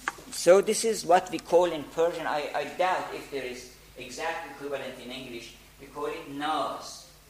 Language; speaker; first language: English; non-native, fluent; Persian